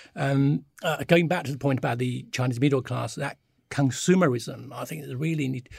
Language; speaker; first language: English; early bilingual, other home language; Chinese